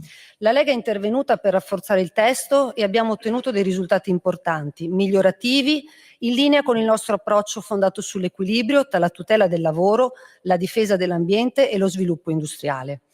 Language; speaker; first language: Italian; native; Italian